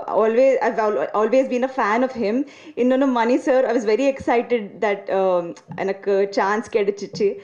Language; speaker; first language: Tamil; non-native, learner; Telugu